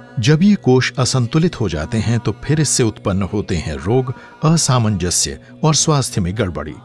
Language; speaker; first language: Hindi; native; Hindi